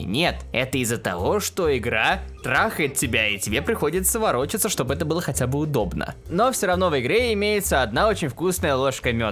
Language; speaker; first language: Russian; native; Russian